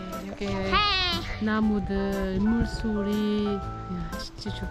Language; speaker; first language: Korean; non-native, fluent; Uzbek